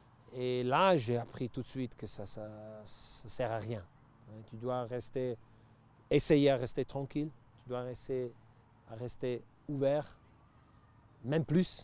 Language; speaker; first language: French; non-native, local second language; Italian